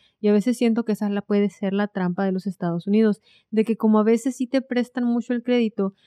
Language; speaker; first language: Spanish; native; Spanish